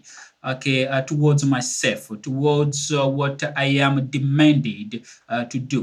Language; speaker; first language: English; non-native, fluent; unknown